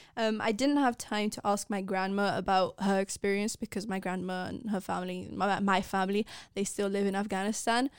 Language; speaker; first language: English; non-native, fluent; Persian